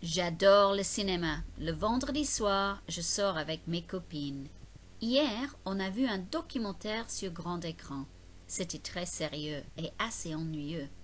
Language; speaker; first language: French; non-native, fluent; English